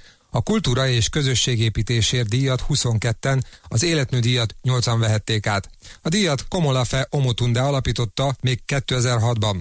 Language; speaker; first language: Hungarian; native; Hungarian